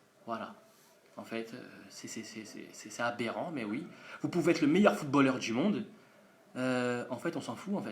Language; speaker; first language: French; native; French